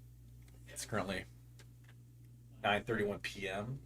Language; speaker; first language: English; native; English